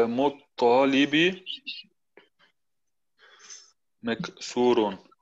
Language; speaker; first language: Arabic; non-native, learner; German